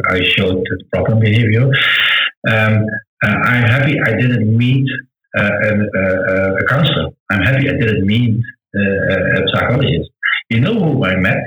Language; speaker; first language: English; non-native, learner; Dutch